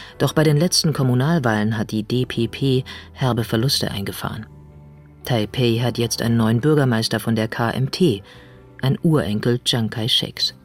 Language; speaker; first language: German; native; German